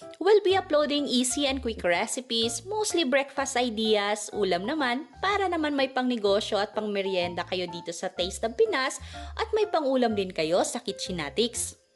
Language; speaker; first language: Filipino; non-native, local second language; Cebuano